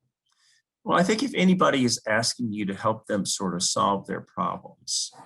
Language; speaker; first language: English; native; English